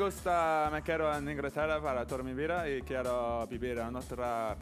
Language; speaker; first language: Spanish; non-native, learner; English